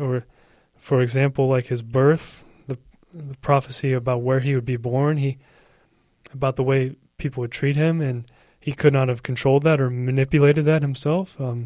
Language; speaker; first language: English; native; English